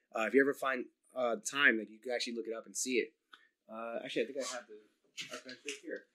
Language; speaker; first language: English; native; English